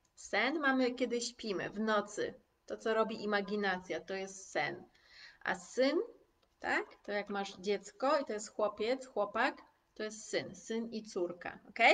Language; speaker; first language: Polish; native; Polish